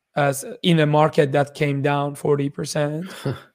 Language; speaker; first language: English; non-native, fluent; Persian